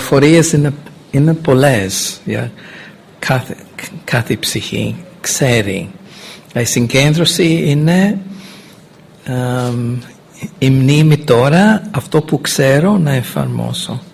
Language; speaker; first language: Greek; non-native, fluent; English